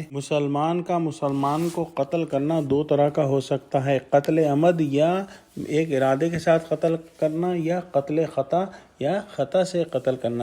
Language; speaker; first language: Urdu; native; Urdu